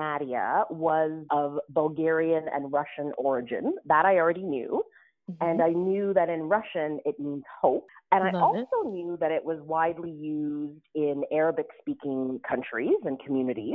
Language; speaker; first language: English; native; English